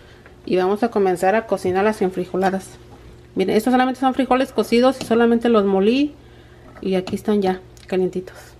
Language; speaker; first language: Spanish; native; Spanish